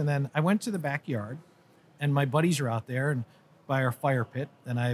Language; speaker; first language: English; native; English